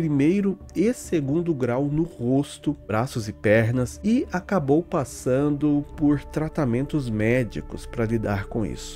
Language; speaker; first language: Portuguese; native; Portuguese